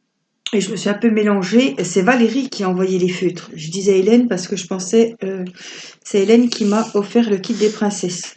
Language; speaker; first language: French; native; French